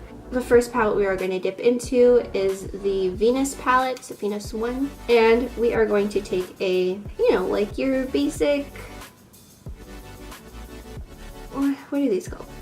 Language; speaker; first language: English; native; English